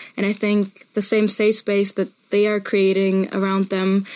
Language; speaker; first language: English; non-native, fluent; German